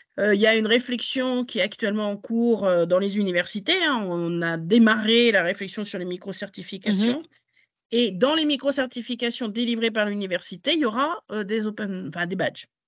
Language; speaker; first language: French; native; French